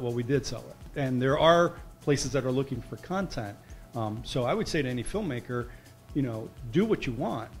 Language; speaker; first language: English; early bilingual, other home language; Spanish